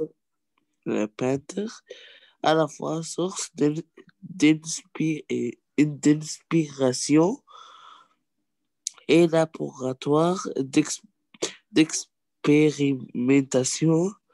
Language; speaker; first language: French; non-native, learner; Arabic